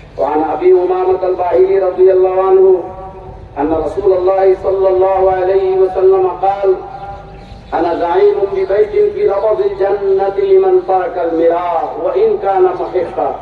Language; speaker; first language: Arabic; non-native, fluent; Bangla